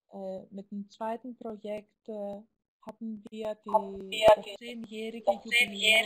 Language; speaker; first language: German; non-native, fluent; Greek